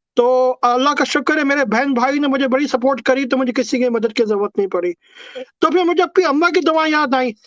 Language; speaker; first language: Urdu; native; Urdu